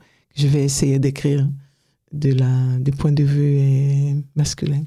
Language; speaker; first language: French; non-native, fluent; Hebrew